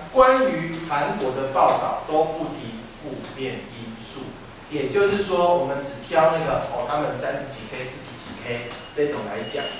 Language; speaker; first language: Chinese; native; Chinese